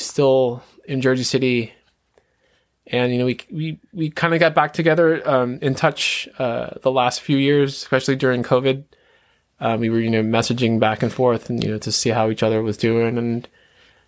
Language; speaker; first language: English; native; English